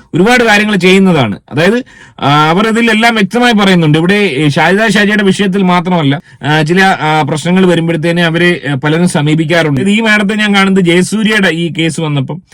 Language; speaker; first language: Malayalam; native; Malayalam